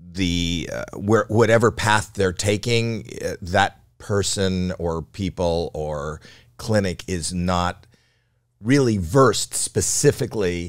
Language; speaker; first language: English; native; English